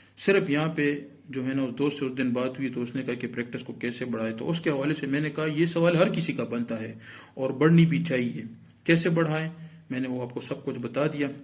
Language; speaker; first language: Urdu; non-native, local second language; Pashto